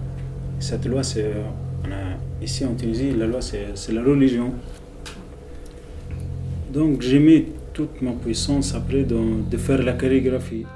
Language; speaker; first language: French; non-native, local second language; Arabic